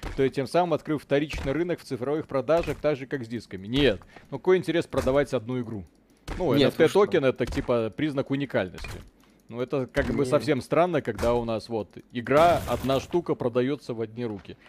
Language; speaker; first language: Russian; native; Russian